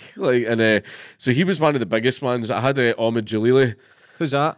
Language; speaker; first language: English; native; English